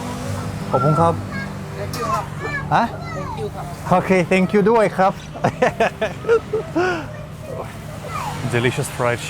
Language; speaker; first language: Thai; non-native, learner; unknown